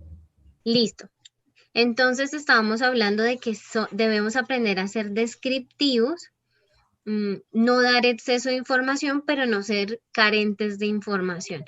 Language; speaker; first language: Spanish; native; Spanish